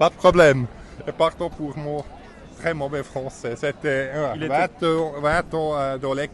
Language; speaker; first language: French; non-native, local second language; German